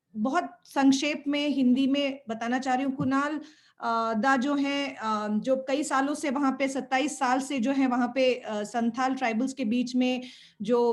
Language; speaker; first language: Hindi; non-native, local second language; Bangla